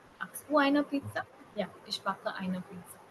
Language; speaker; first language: German; non-native, fluent; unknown